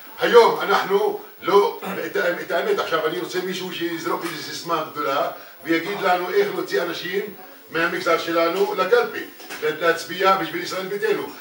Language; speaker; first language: Hebrew; non-native, local second language; Arabic